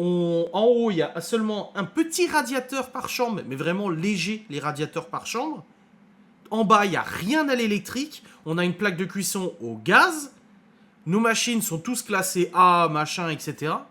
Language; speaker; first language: French; native; French